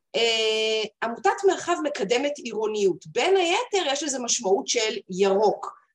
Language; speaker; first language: Hebrew; native; Hebrew